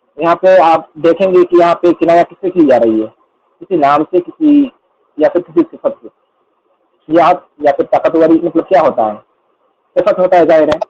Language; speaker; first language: Urdu; non-native, local second language; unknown